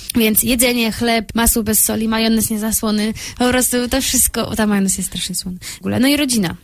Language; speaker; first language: Polish; native; Polish